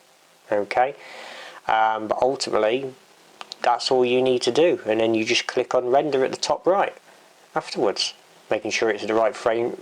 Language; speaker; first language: English; native; English